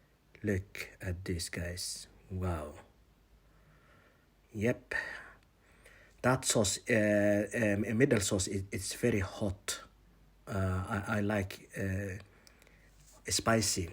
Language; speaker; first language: English; non-native, fluent; Somali